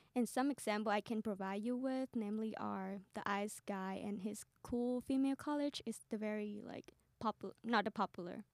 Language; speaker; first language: English; non-native, fluent; Vietnamese